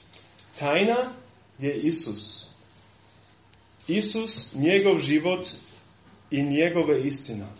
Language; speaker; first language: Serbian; non-native, fluent; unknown